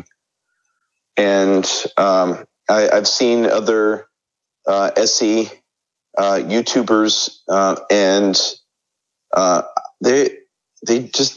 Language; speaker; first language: English; native; English